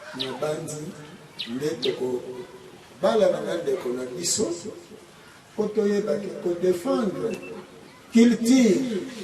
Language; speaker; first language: Lingala; non-native, local second language; Kongo